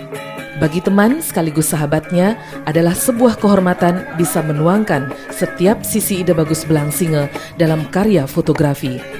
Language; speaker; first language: Indonesian; native; Indonesian